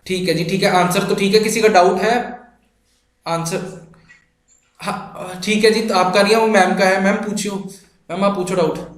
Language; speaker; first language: Hindi; non-native, local second language; Punjabi